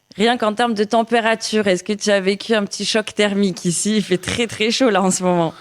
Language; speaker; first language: French; native; French